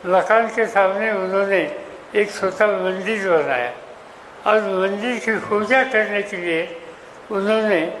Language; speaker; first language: Hindi; non-native, local second language; Marathi